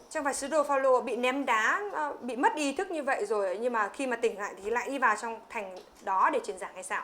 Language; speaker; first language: Vietnamese; native; Vietnamese